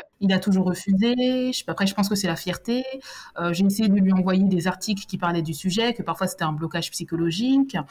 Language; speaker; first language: French; native; French